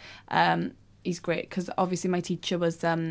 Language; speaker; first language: English; native; English